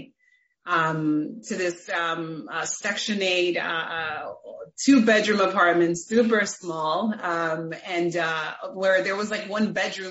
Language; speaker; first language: English; native; English